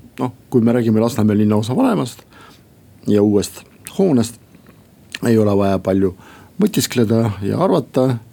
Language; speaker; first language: Estonian; non-native, local second language; Russian